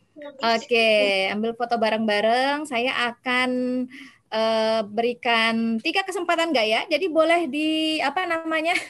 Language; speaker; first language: Indonesian; native; Indonesian